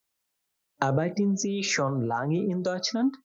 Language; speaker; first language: German; non-native, fluent; Bangla